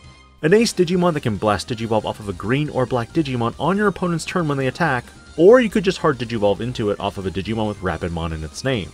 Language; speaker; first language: English; native; English